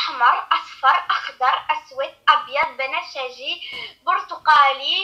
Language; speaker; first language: Arabic; non-native, learner; French